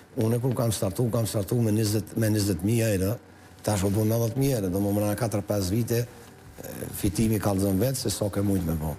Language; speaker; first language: Albanian; native; Albanian